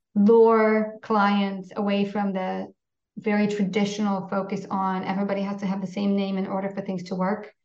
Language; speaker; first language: English; non-native, fluent; Polish